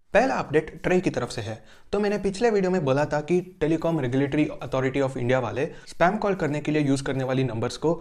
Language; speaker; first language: Hindi; non-native, local second language; Kannada